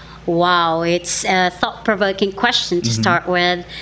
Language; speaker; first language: English; non-native, local second language; Cebuano